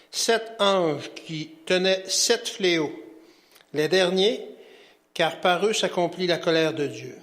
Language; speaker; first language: French; native; French